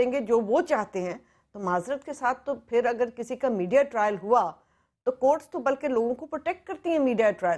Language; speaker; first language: Urdu; native; Urdu